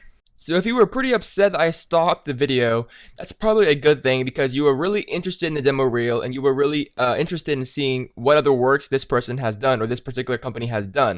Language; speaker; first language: English; native; English